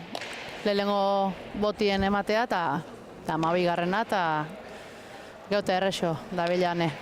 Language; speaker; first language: Basque; native; Basque